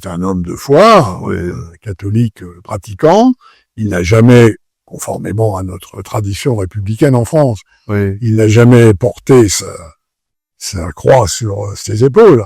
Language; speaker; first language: French; native; French